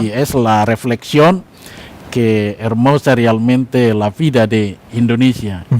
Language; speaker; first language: Spanish; non-native, learner; Indonesian